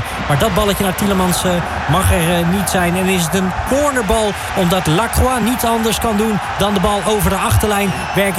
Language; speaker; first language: Dutch; native; Dutch